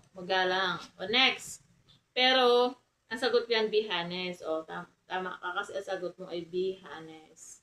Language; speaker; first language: Filipino; native; Filipino